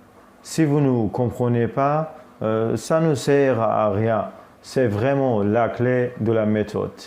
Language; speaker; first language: French; non-native, fluent; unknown